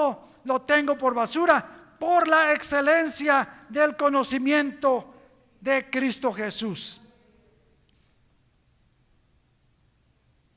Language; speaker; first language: Spanish; native; Spanish